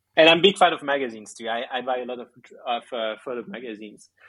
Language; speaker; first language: English; early bilingual, other home language; Greek